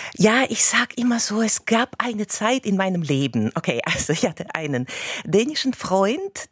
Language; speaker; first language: German; non-native, fluent; Russian